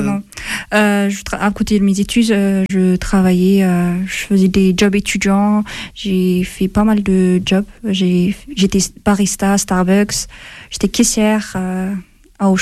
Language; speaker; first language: French; non-native, fluent; Amharic